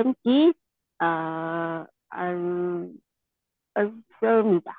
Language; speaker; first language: Korean; non-native, learner; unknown